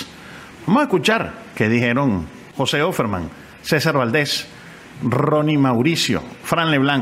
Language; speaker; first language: Spanish; native; Spanish